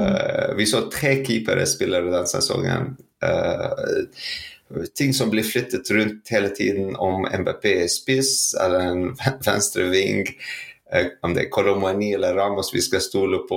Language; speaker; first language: Norwegian; non-native, fluent; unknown